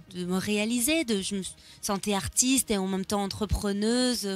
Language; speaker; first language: French; native; French